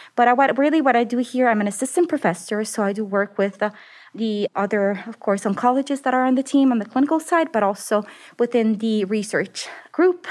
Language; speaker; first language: English; non-native, fluent; Italian